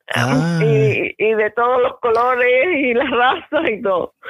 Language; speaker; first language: Spanish; native; Spanish